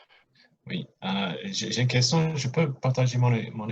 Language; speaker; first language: French; non-native, fluent; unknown